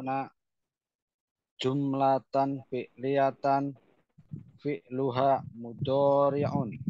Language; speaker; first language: Arabic; non-native, learner; Indonesian